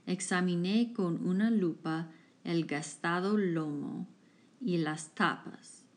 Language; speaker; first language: Spanish; non-native, learner; English